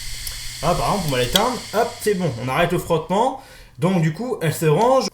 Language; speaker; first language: French; native; French